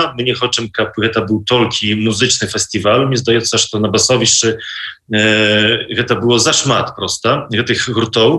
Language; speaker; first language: Belarusian; non-native, local second language; Polish